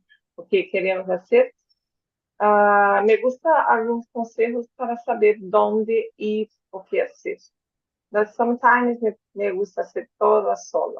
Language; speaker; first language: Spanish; non-native, fluent; Portuguese